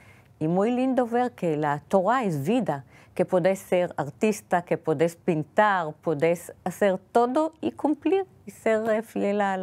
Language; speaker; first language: Spanish; non-native, fluent; Hebrew